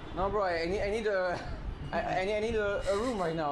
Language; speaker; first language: English; non-native, learner; French